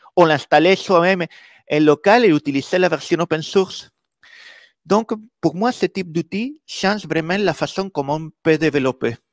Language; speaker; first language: French; non-native, fluent; Spanish